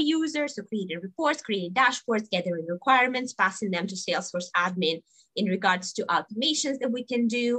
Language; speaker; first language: English; non-native, fluent; Russian